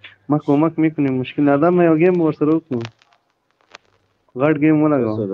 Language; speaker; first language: Persian; non-native, learner; Urdu